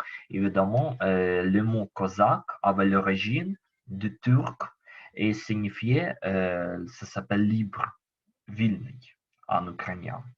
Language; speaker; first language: French; non-native, learner; Ukrainian